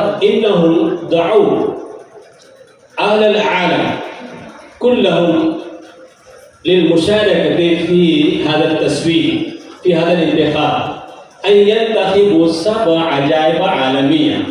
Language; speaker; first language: Arabic; non-native, fluent; Urdu